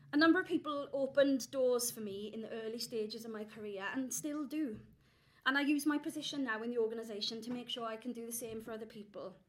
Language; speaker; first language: English; native; English